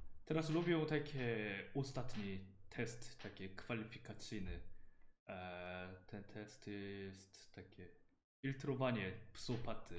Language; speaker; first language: Polish; non-native, learner; Korean